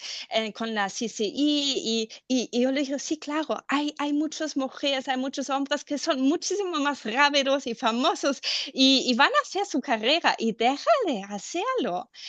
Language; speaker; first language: Spanish; non-native, fluent; German